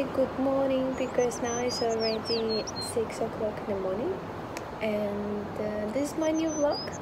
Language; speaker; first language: English; non-native, fluent; Russian